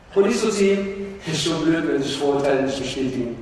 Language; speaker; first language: German; early bilingual, other home language; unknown